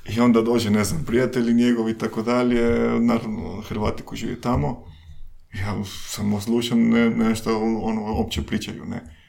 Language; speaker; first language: Croatian; non-native, fluent; Spanish